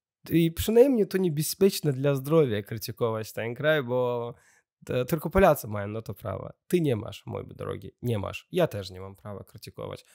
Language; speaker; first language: Polish; non-native, learner; Russian